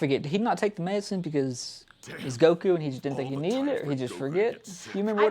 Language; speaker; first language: English; native; English